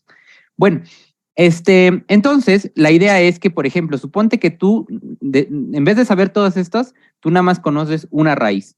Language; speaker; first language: Spanish; native; Spanish